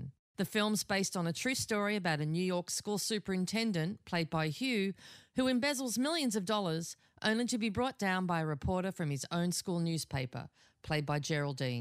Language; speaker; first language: English; native; English